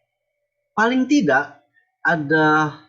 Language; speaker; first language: Indonesian; native; Indonesian